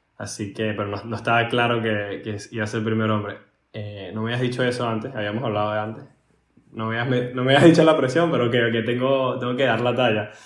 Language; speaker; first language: Spanish; native; Spanish